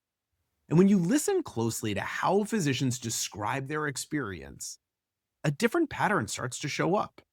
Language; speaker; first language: English; native; English